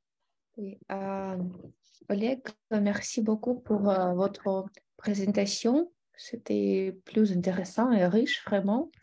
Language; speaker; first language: French; non-native, fluent; Russian